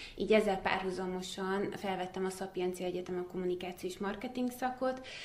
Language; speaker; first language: Hungarian; native; Hungarian